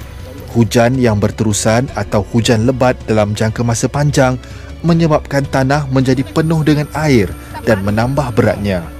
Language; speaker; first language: Malay; native; Malay